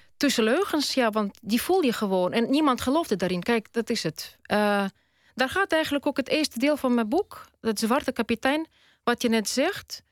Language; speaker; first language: Dutch; non-native, fluent; Russian